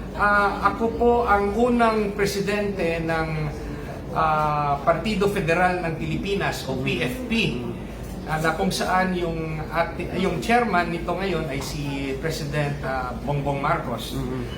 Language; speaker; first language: Filipino; non-native, local second language; Hiligaynon